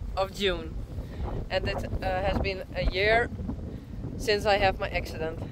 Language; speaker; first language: English; non-native, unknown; Dutch